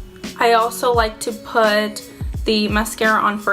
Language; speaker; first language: English; native; English